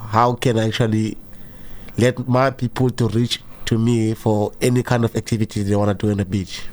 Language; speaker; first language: English; non-native, local second language; Zulu